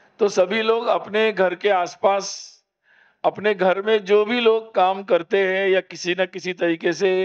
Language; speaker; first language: Hindi; non-native, local second language; Marathi